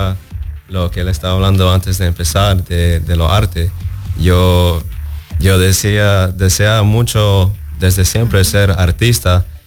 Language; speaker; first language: Spanish; early bilingual, heritage; Spanish